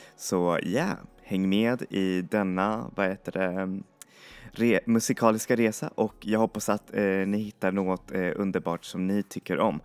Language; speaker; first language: Swedish; non-native, fluent; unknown